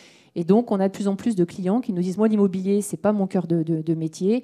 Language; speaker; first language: French; native; French